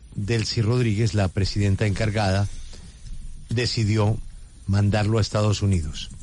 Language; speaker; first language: Spanish; native; Spanish